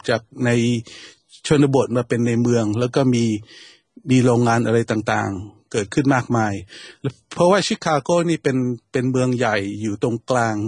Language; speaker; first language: Thai; native; Thai